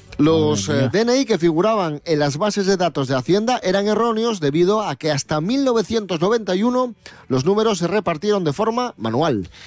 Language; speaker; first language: Spanish; native; Spanish